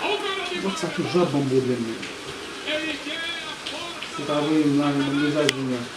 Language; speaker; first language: Portuguese; non-native, fluent; Haitian Creole